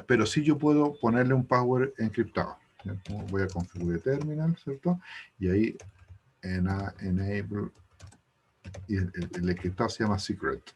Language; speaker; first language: Spanish; native; Spanish